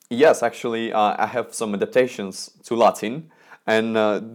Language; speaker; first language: English; non-native, fluent; Russian